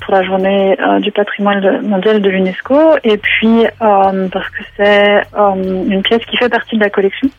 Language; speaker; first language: French; native; French